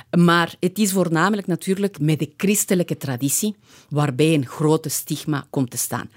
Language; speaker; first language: Dutch; non-native, fluent; Spanish